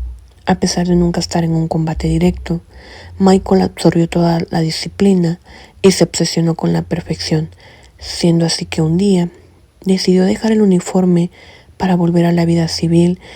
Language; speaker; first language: Spanish; native; Spanish